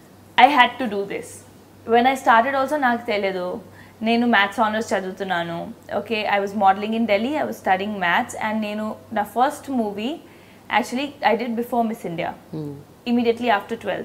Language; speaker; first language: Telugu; non-native, local second language; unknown